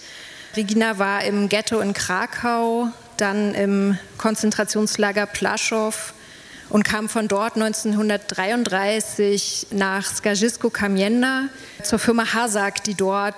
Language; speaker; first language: German; native; German